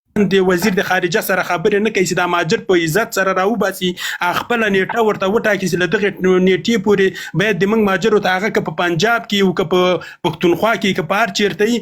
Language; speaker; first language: Pashto; native; Pashto